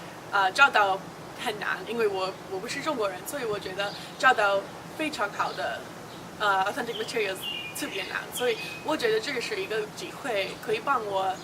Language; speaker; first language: Chinese; non-native, learner; English